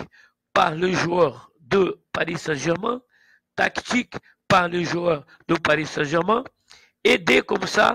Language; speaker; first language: French; non-native, learner; Portuguese